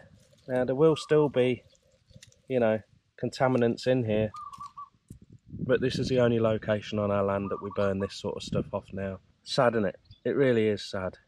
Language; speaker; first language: English; native; English